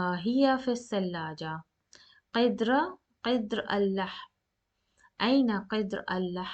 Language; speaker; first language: Arabic; non-native, fluent; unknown